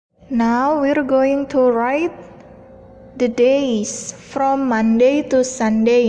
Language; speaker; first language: English; non-native, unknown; Indonesian